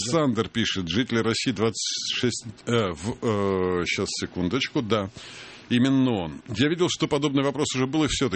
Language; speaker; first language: Russian; native; Russian